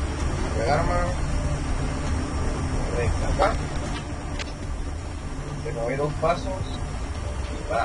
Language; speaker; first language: Spanish; native; Spanish